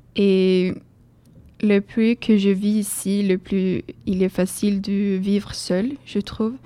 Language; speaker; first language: French; non-native, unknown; Swedish